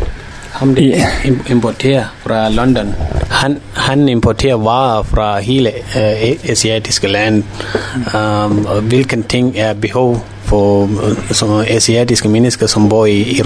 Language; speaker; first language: Danish; non-native, learner; Tamil